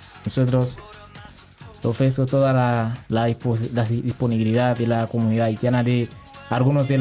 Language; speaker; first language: Spanish; non-native, learner; Haitian Creole